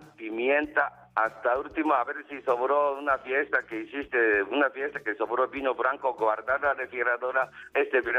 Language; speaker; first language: Spanish; non-native, learner; Japanese